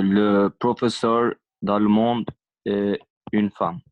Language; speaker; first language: French; non-native, learner; Albanian